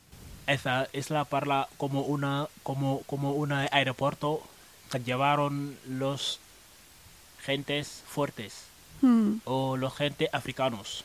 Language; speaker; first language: Spanish; non-native, learner; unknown